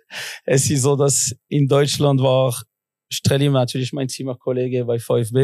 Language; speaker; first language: German; non-native, local second language; French